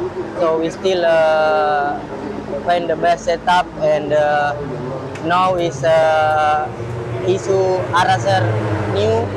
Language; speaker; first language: English; non-native, learner; Indonesian